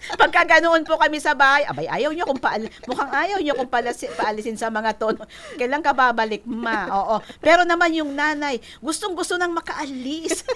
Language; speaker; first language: Filipino; non-native, local second language; Bikol